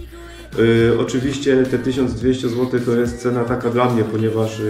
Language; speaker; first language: Polish; native; Polish